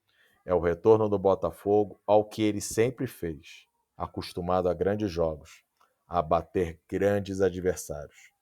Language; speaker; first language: Portuguese; native; Portuguese